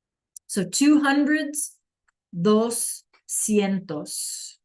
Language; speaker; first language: Spanish; non-native, fluent; English